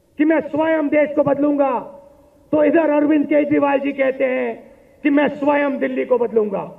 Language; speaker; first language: Hindi; native; Hindi